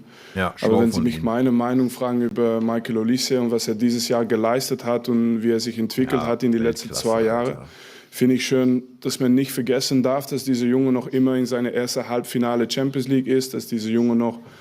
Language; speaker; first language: German; non-native, fluent; French